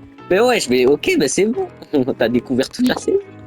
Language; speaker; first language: French; native; French